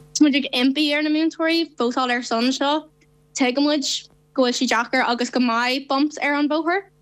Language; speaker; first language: Irish; non-native, local second language; English